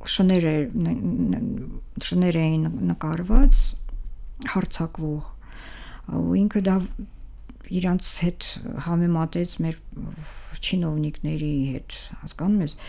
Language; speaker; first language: Armenian; native; Armenian